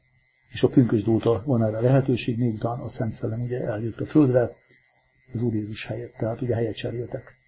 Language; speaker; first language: Hungarian; native; Hungarian